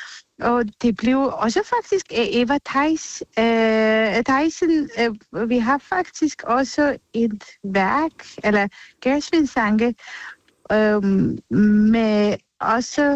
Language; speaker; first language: Danish; non-native, fluent; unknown